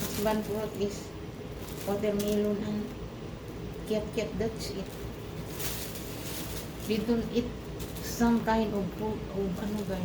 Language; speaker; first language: English; non-native, learner; Filipino